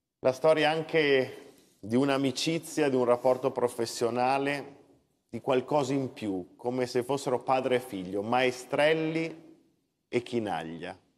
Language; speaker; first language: Italian; native; Italian